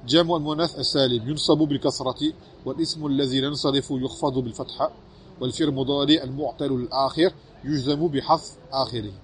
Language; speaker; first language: Arabic; non-native, fluent; French